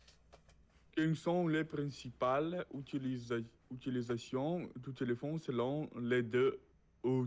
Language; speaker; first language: French; non-native, learner; Russian